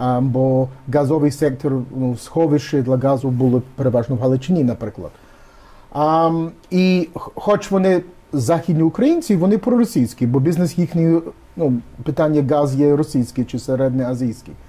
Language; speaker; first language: Ukrainian; early bilingual, heritage; Ukrainian